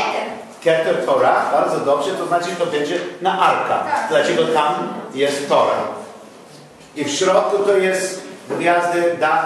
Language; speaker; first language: Polish; non-native, learner; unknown